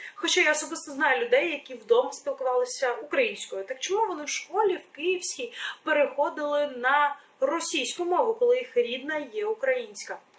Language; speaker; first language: Ukrainian; non-native, local second language; Russian